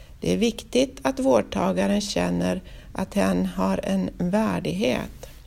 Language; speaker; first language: Swedish; native; Swedish